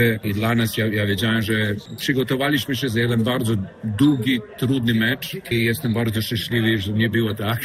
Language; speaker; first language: Polish; non-native, fluent; Serbian